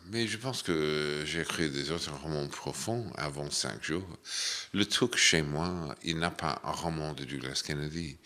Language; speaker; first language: French; non-native, fluent; English